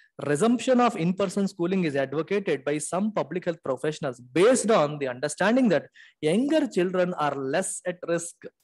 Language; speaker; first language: English; non-native, local second language; Telugu